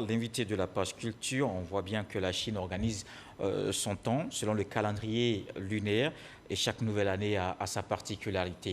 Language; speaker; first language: French; native; French